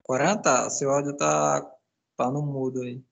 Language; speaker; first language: Portuguese; native; Portuguese